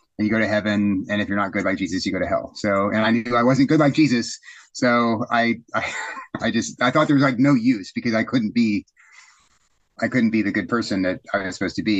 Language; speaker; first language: English; native; English